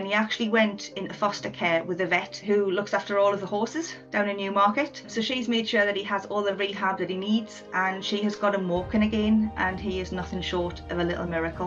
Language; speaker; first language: English; native; English